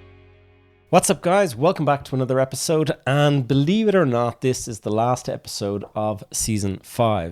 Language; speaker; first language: English; native; English